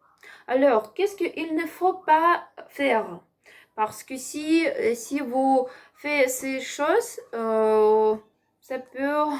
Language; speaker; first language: French; non-native, learner; Ukrainian